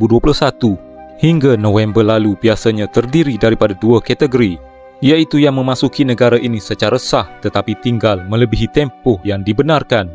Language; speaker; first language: Malay; native; Malay